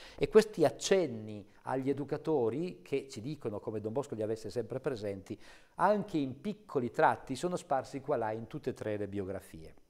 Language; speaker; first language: Italian; native; Italian